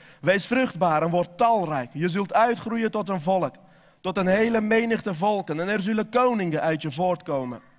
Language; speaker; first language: Dutch; non-native, fluent; Armenian